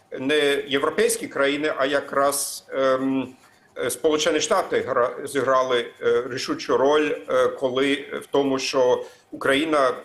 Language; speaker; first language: Ukrainian; non-native, fluent; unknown